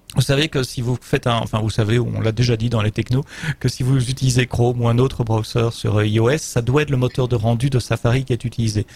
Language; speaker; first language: French; native; French